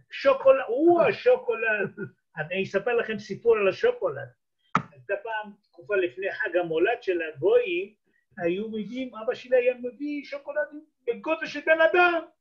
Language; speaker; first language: Hebrew; early bilingual, other home language; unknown